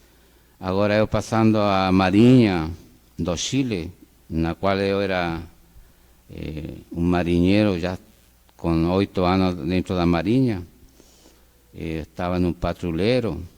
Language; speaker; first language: Portuguese; non-native, fluent; Spanish